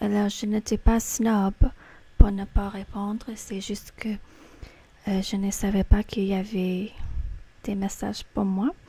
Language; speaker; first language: French; non-native, fluent; English